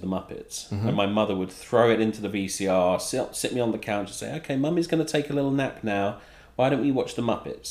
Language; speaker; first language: English; native; English